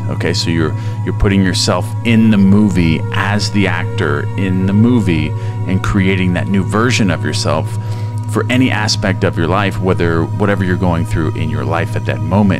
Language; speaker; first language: English; native; English